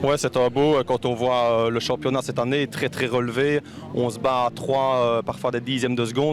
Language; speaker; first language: French; native; French